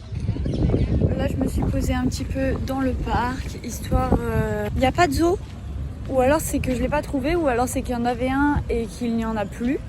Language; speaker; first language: French; native; French